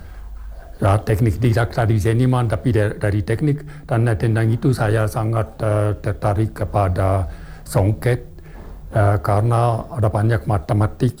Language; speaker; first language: Indonesian; non-native, fluent; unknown